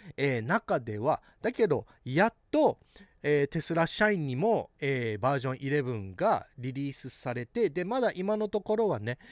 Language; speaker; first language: Japanese; early bilingual, heritage; Japanese